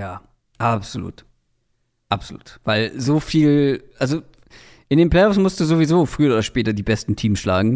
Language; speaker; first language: German; native; German